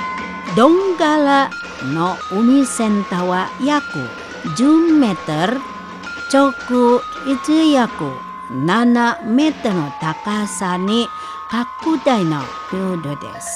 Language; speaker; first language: Japanese; non-native, learner; Indonesian